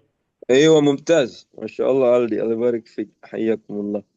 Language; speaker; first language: Arabic; non-native, fluent; Indonesian